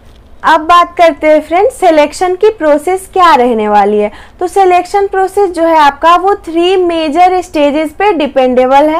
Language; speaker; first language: Hindi; native; Hindi